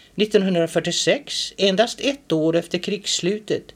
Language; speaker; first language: Swedish; native; Swedish